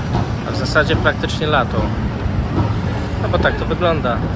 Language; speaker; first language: Polish; native; Polish